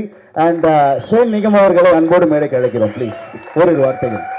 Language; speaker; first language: Tamil; native; Tamil